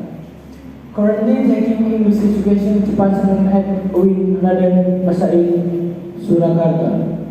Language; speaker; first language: English; non-native, learner; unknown